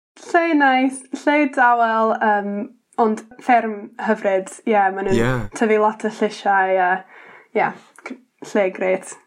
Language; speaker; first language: Welsh; non-native, learner; English